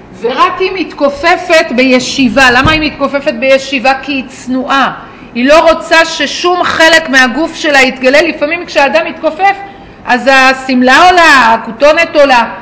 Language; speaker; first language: Hebrew; native; Hebrew